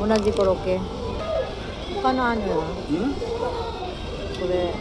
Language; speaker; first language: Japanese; non-native, learner; Filipino